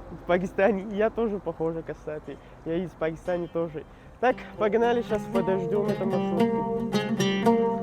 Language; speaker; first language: Russian; non-native, learner; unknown